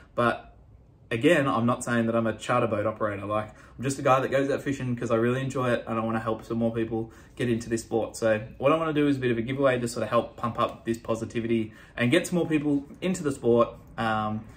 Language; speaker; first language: English; native; English